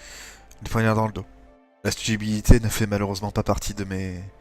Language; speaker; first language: French; native; French